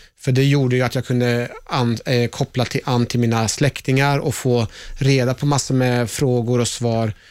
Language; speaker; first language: Swedish; early bilingual, other home language; Persian